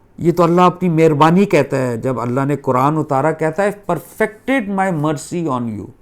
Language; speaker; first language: Urdu; native; Urdu